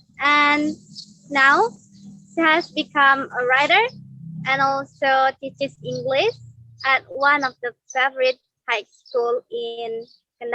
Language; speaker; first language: English; non-native, learner; Indonesian